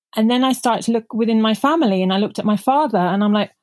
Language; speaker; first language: English; non-native, local second language; Punjabi